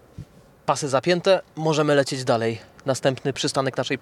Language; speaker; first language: Polish; native; Polish